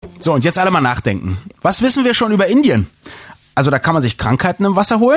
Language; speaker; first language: German; native; German